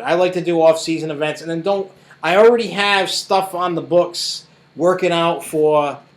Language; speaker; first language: English; native; English